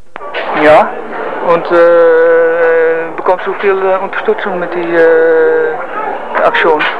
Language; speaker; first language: German; non-native, learner; Dutch